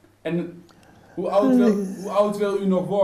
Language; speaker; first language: Dutch; native; Dutch